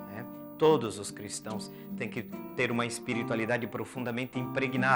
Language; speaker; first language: Portuguese; native; Portuguese